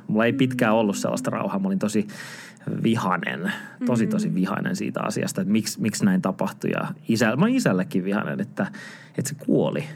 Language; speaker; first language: Finnish; native; Finnish